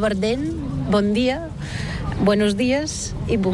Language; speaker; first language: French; non-native, learner; Bulgarian